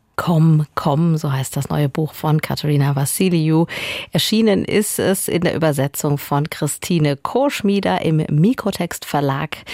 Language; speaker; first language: German; native; German